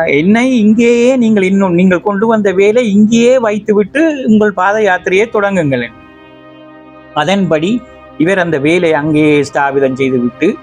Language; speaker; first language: Tamil; native; Tamil